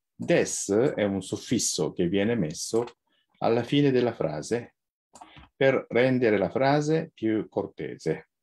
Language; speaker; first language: Italian; non-native, fluent; Japanese